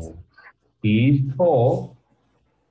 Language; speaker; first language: English; non-native, learner; Spanish